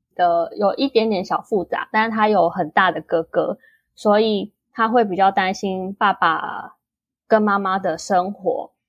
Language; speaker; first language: Chinese; native; Chinese